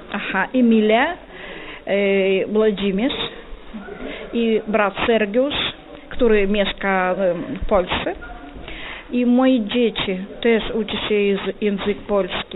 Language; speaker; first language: Polish; non-native, learner; Russian